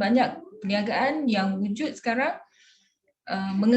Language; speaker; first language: Malay; native; Malay